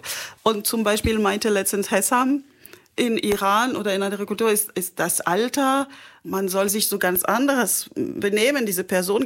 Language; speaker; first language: German; non-native, fluent; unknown